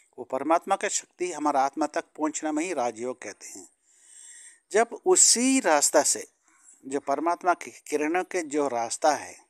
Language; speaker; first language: Hindi; non-native, local second language; Tamil